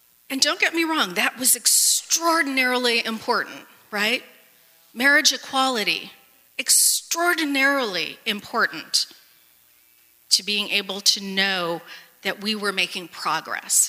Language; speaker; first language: English; early bilingual, other home language; Spanish